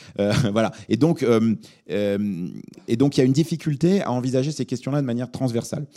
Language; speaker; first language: French; native; French